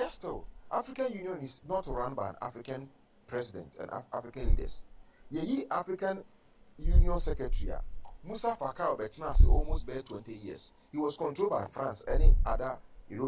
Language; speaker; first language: English; non-native, local second language; Akan